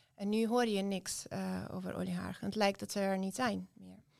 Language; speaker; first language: Dutch; non-native, fluent; Ukrainian